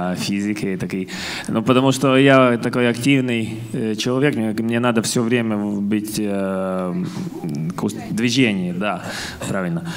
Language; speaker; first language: Russian; non-native, fluent; Latvian